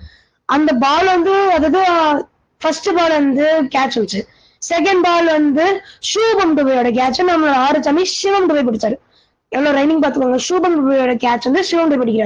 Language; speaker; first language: Tamil; native; Tamil